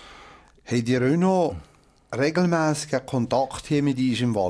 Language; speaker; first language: German; native; German